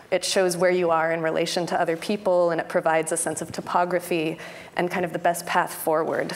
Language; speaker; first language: English; native; English